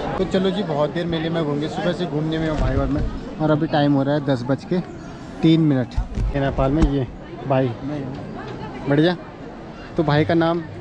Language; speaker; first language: Hindi; native; Hindi